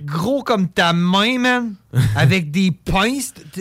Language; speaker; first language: French; native; French